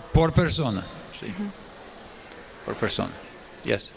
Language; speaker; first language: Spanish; non-native, fluent; English